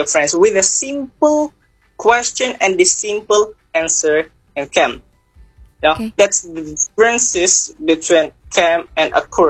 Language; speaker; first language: English; non-native, fluent; Indonesian